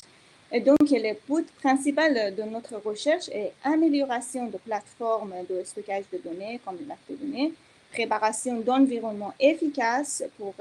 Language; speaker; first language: French; non-native, fluent; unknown